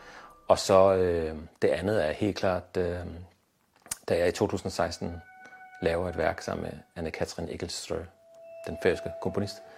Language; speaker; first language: Danish; native; Danish